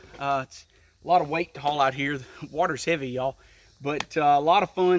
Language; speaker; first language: English; native; English